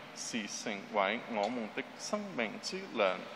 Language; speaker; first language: Chinese; non-native, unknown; Portuguese